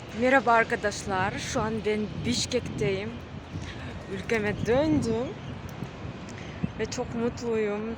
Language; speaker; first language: Turkish; non-native, learner; Kyrgyz